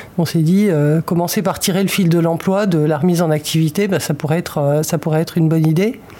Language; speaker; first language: French; native; French